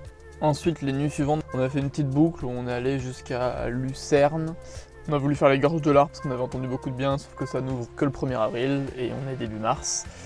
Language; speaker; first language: French; native; French